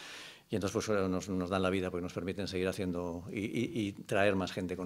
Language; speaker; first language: Spanish; native; Spanish